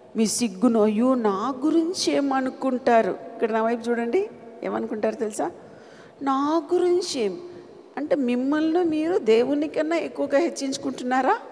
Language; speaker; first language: Telugu; non-native, fluent; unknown